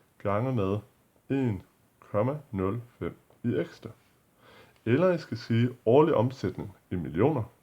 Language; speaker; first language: Danish; native; Danish